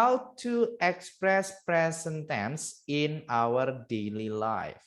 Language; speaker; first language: English; non-native, learner; Indonesian